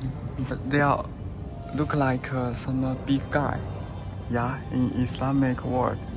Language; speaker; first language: English; non-native, learner; Chinese